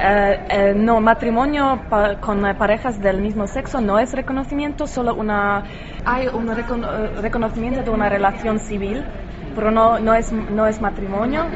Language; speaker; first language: Spanish; non-native, learner; Polish